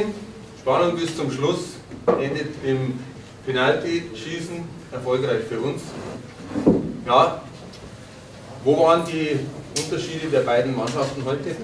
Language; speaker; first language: German; native; German